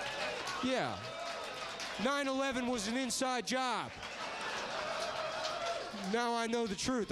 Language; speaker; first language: English; native; English